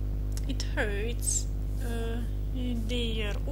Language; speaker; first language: Swedish; non-native, learner; German